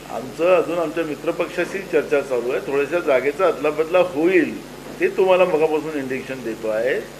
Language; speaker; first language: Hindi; non-native, local second language; Marathi